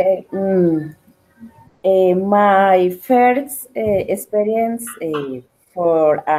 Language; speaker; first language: English; non-native, learner; Spanish